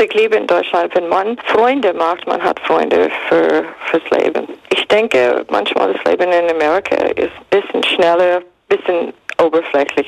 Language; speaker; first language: German; non-native, fluent; English